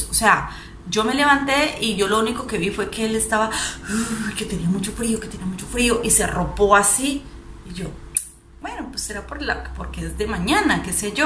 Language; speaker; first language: Spanish; native; Spanish